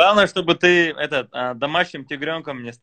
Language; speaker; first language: Russian; native; Russian